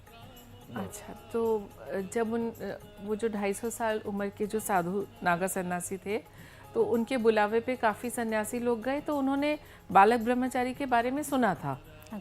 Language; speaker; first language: Hindi; native; Hindi